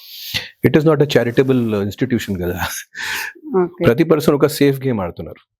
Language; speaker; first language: Telugu; non-native, fluent; Hindi